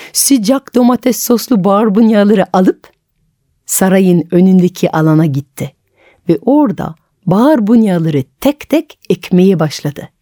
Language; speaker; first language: Turkish; non-native, fluent; French